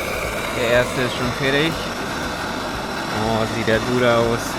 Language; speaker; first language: German; native; German